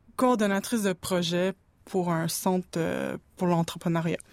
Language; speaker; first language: French; native; French